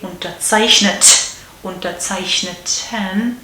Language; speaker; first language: German; non-native, fluent; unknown